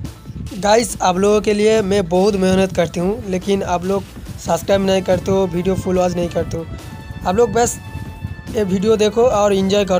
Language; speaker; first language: Hindi; non-native, local second language; Bangla